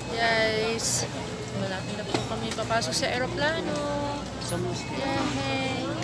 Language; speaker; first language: English; non-native, local second language; Cebuano